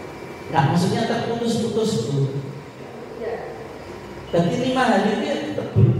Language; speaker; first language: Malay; non-native, local second language; Javanese